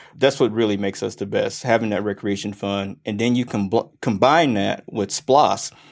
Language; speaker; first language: English; native; English